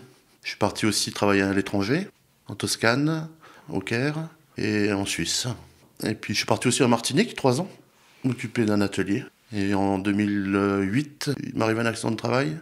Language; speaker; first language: French; native; French